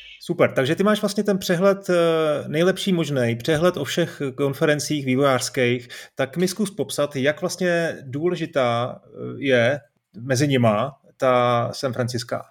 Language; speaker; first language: Czech; native; Czech